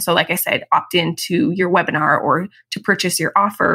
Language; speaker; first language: English; native; English